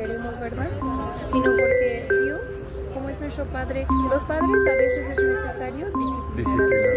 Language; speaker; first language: Spanish; non-native, fluent; English